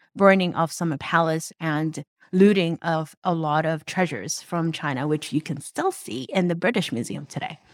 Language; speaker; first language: English; non-native, local second language; Cantonese